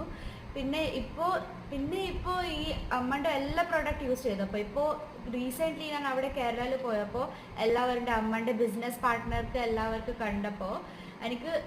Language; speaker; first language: Malayalam; early bilingual, heritage; Malayalam